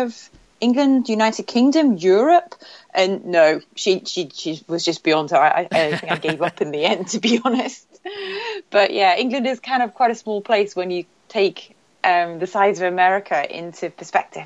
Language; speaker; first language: English; native; English